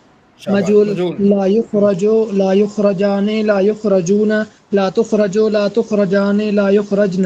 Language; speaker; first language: Arabic; non-native, learner; Urdu